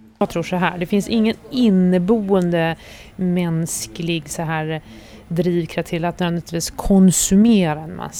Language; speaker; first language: Swedish; native; Swedish